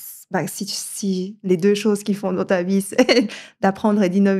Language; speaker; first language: French; native; French